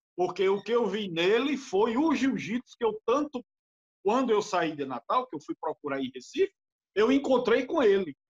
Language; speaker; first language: Portuguese; native; Portuguese